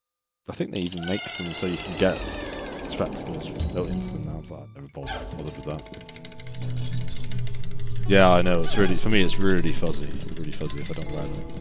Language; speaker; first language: English; native; English